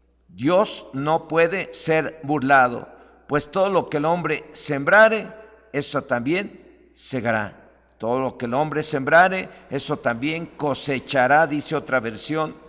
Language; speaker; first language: Spanish; native; Spanish